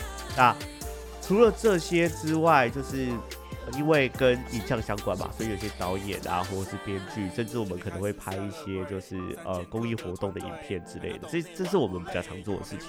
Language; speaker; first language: Chinese; native; Chinese